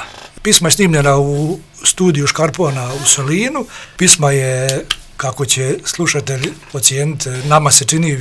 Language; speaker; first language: Serbian; native; Serbian